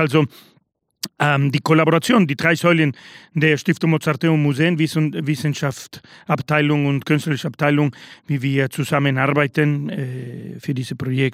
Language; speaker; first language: German; non-native, learner; Spanish